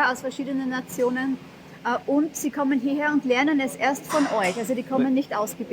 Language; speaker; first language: German; native; German